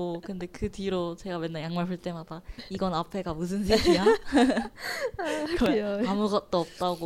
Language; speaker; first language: Korean; non-native, learner; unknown